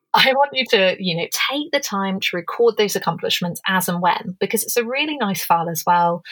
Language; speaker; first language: English; native; English